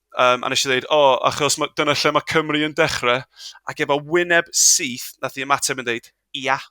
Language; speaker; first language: Welsh; non-native, local second language; English